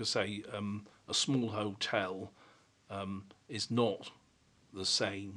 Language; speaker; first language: English; native; English